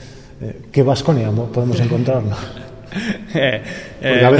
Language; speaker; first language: Spanish; native; Spanish